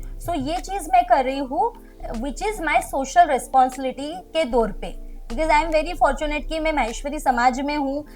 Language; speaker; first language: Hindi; non-native, local second language; Marwari